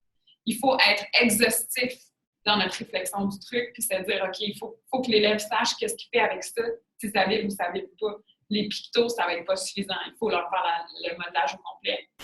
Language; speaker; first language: French; native; French